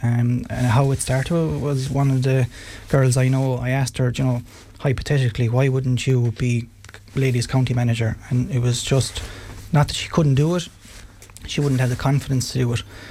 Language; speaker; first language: English; native; English